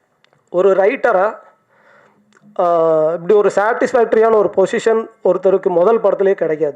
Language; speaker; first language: Tamil; native; Tamil